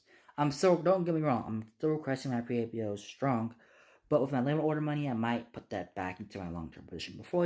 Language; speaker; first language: English; native; English